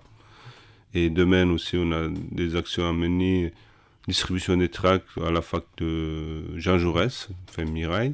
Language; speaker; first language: French; non-native, fluent; Kurdish